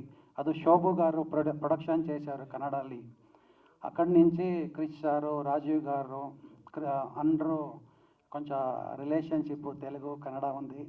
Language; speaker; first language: Telugu; non-native, learner; Kannada